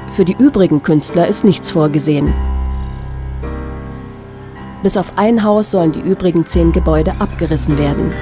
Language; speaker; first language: German; native; German